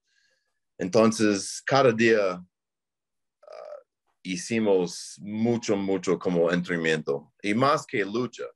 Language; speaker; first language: Spanish; non-native, learner; English